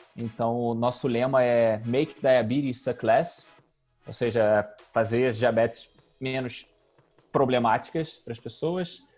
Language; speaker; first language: Portuguese; native; Portuguese